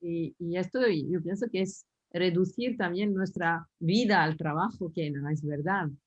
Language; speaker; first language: Spanish; non-native, fluent; French